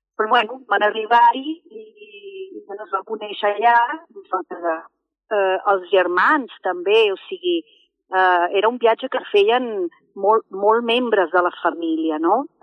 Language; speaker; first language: Catalan; non-native, fluent; Spanish